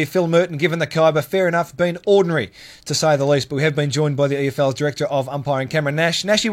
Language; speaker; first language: English; native; English